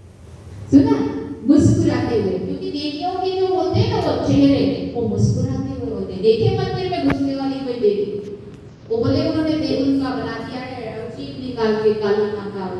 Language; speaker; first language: Hindi; non-native, local second language; Gujarati